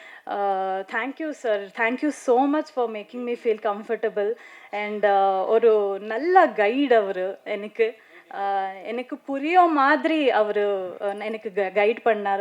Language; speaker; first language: Tamil; non-native, fluent; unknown